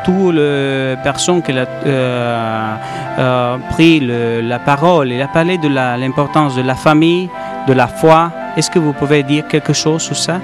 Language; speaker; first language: French; non-native, learner; Spanish